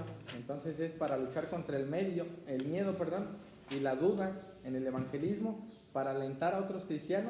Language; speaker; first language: Spanish; native; Spanish